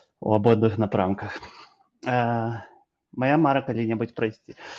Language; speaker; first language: Belarusian; native; Belarusian